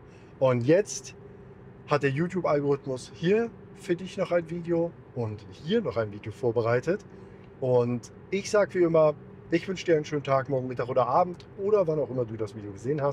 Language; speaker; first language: German; native; German